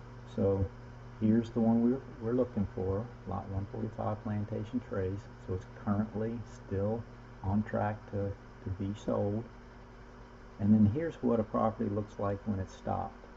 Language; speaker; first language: English; native; English